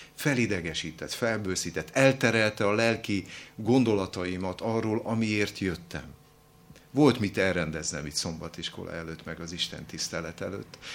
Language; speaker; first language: Hungarian; native; Hungarian